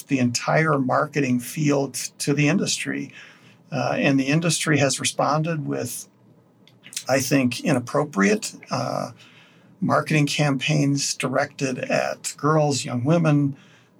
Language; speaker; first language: English; native; English